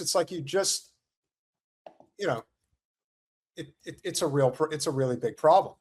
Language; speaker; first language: English; native; English